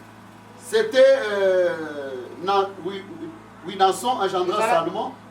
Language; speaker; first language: French; non-native, local second language; Lingala